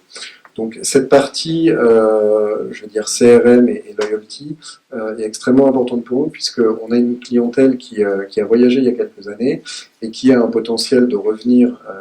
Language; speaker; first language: French; native; French